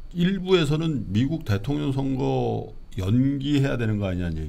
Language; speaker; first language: Korean; native; Korean